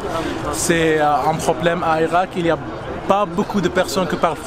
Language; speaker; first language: French; non-native, learner; Arabic